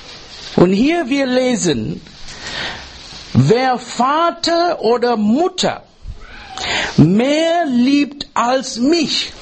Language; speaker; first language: German; non-native, learner; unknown